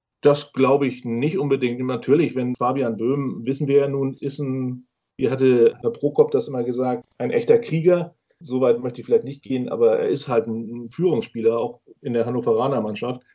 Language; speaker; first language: German; native; German